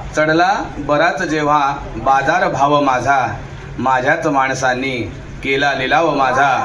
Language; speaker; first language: Marathi; non-native, local second language; Konkani